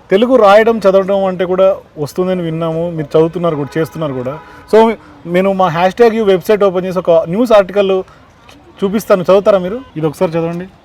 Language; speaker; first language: Telugu; native; Telugu